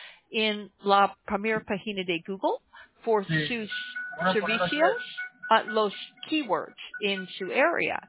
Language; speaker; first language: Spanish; non-native, learner; English